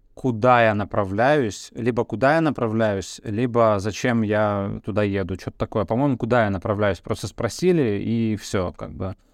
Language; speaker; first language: Russian; early bilingual, other home language; Bulgarian